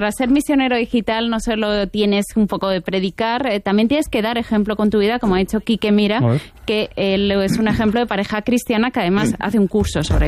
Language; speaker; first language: Spanish; native; Spanish